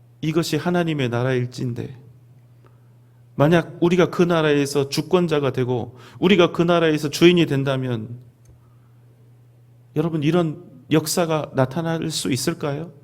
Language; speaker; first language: Korean; native; Korean